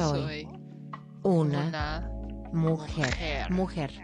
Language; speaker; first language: Spanish; non-native, learner; English